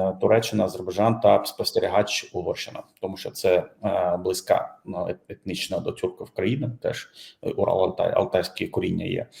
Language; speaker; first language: Ukrainian; non-native, fluent; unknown